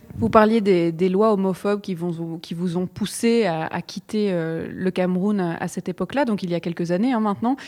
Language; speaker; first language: French; native; French